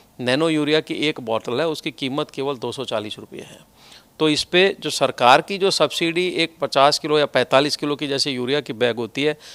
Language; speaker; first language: Hindi; non-native, local second language; Gujarati